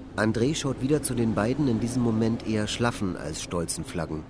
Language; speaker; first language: German; native; German